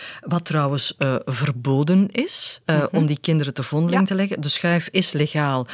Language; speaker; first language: Dutch; native; Dutch